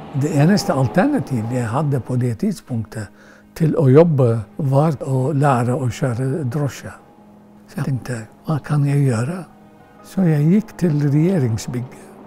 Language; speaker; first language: Norwegian; non-native, fluent; Arabic